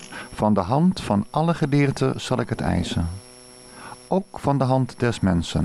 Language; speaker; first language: Dutch; native; Dutch